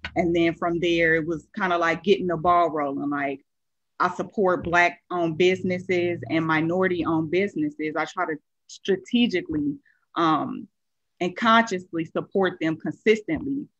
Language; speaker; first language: English; native; English